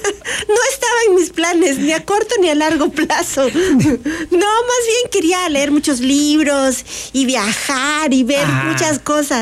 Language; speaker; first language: Spanish; native; Spanish